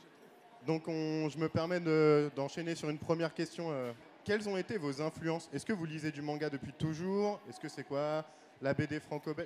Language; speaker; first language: French; native; French